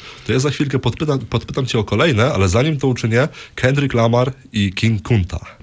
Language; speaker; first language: Polish; native; Polish